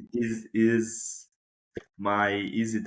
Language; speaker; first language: English; non-native, fluent; Portuguese